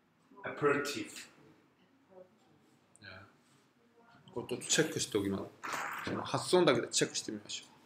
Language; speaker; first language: Japanese; non-native, fluent; Korean